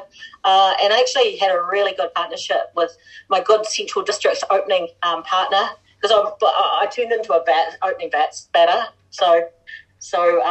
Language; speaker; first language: English; native; English